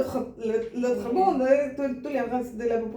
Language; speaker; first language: French; non-native, learner; Spanish